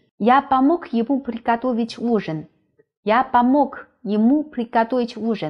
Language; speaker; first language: Russian; non-native, fluent; Chinese